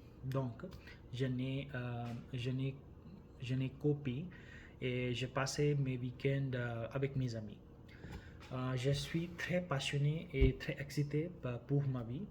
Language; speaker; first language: French; non-native, learner; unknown